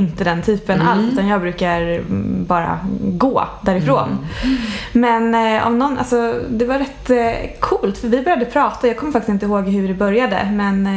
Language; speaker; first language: Swedish; native; Swedish